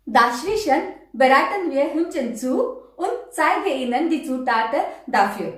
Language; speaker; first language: German; non-native, learner; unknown